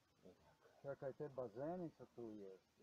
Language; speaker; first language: Polish; non-native, learner; Croatian